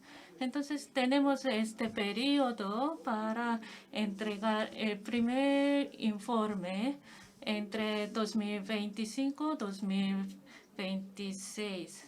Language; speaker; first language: Spanish; non-native, fluent; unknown